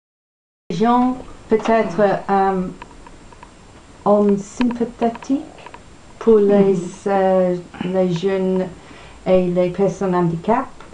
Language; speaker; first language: French; non-native, learner; English